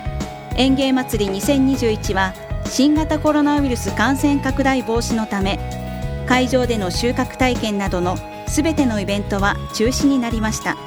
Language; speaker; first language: Japanese; native; Japanese